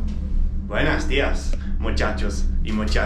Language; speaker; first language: Spanish; non-native, learner; English